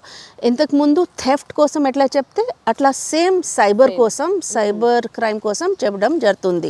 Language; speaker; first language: Telugu; non-native, fluent; Hindi